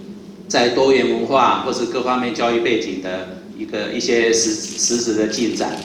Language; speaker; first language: Chinese; native; Chinese